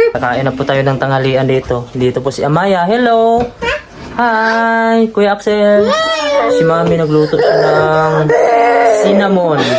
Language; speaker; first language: Filipino; non-native, local second language; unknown